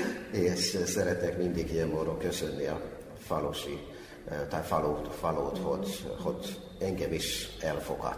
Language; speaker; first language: Hungarian; non-native, fluent; Finnish